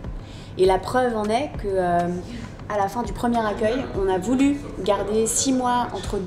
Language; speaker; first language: French; native; French